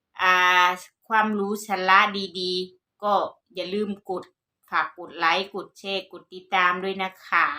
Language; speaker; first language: Thai; non-native, local second language; Northeastern Thai